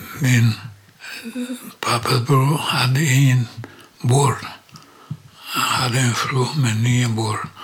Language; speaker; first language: Swedish; non-native, learner; Polish